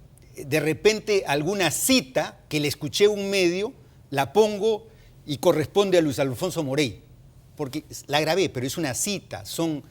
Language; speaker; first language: Spanish; native; Spanish